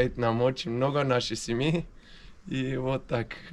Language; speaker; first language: Russian; non-native, learner; Bulgarian